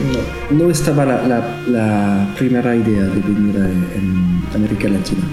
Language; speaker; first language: Spanish; non-native, learner; French